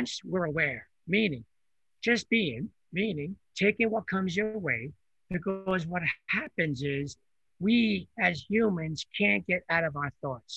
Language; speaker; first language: English; early bilingual, other home language; Italian